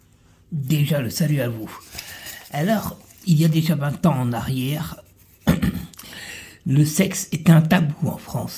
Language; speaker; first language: French; native; French